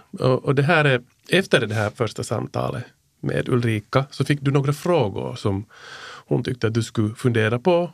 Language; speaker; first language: Swedish; native; Swedish